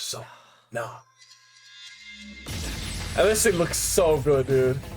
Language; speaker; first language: English; native; English